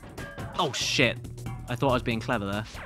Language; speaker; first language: English; native; English